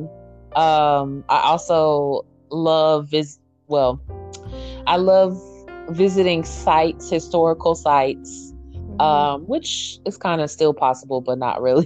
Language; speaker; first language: English; native; English